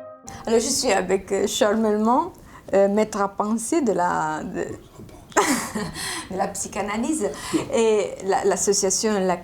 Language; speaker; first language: French; non-native, fluent; Italian